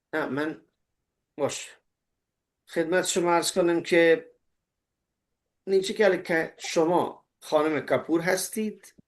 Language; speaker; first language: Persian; non-native, fluent; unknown